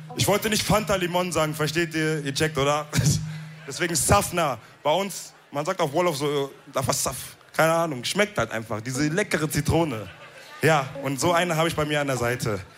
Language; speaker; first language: German; early bilingual, other home language; Wolof